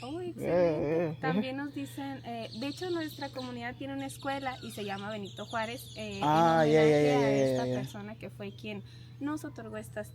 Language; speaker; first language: Spanish; native; Spanish